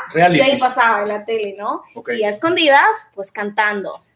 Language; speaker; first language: Spanish; native; Spanish